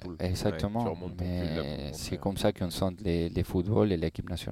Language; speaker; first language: French; non-native, learner; Spanish